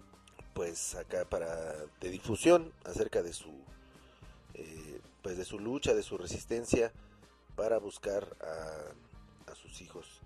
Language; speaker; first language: Spanish; native; Spanish